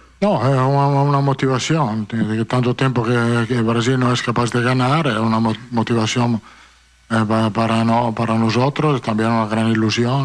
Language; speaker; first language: Spanish; non-native, fluent; Italian